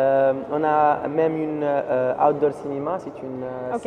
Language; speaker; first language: French; non-native, learner; Arabic